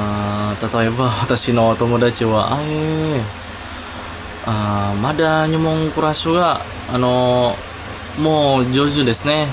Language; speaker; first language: Japanese; non-native, learner; Indonesian